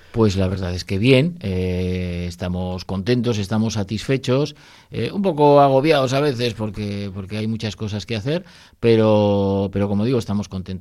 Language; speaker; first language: Spanish; native; Spanish